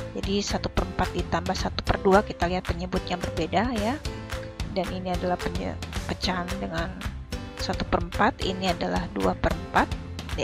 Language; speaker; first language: Indonesian; native; Indonesian